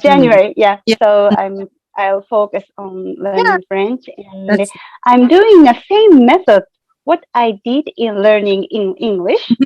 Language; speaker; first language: English; non-native, fluent; Japanese